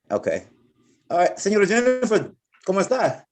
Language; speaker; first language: Spanish; non-native, fluent; English